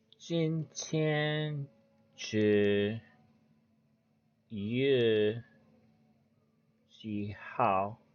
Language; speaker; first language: Chinese; non-native, learner; English